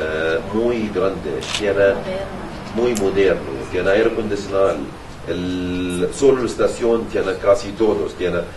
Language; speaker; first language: Spanish; non-native, learner; Arabic